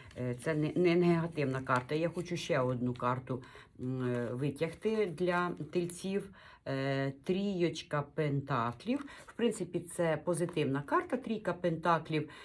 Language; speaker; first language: Ukrainian; non-native, local second language; Russian